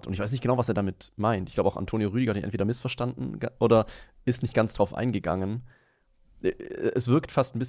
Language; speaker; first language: German; native; German